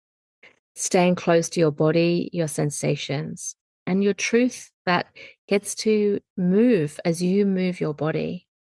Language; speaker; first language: English; native; English